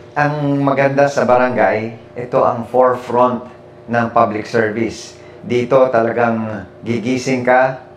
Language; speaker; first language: Filipino; native; Filipino